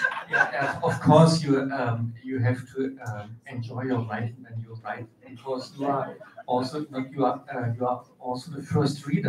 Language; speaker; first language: English; non-native, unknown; German